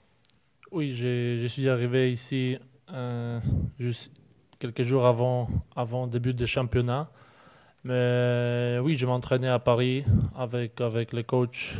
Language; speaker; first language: French; non-native, learner; Polish